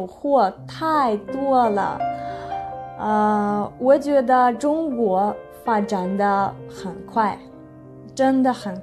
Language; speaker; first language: Chinese; non-native, fluent; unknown